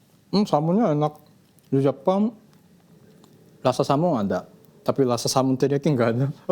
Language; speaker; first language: Indonesian; non-native, fluent; Japanese